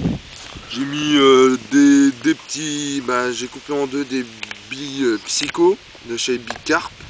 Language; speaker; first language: French; native; French